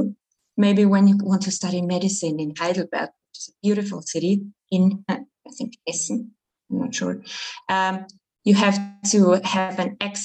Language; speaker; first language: English; non-native, fluent; German